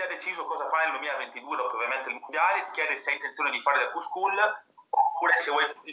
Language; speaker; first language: English; non-native, fluent; Italian